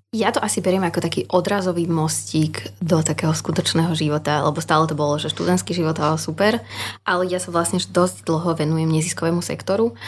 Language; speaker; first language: Slovak; native; Slovak